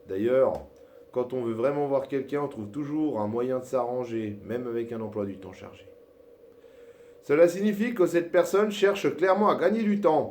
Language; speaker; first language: French; native; French